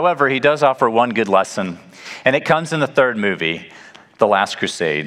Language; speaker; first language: English; native; English